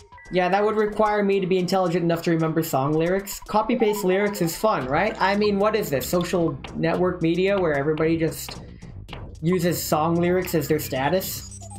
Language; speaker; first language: English; native; English